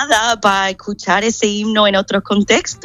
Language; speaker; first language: Spanish; non-native, fluent; English